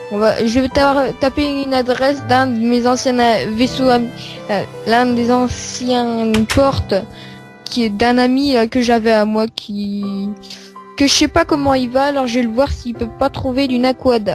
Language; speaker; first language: French; native; French